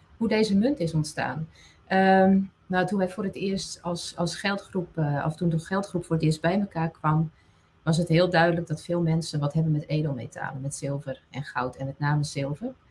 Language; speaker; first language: Dutch; non-native, local second language; Western Frisian